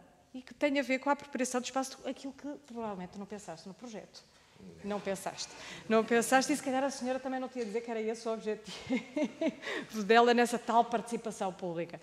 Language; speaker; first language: Portuguese; native; Portuguese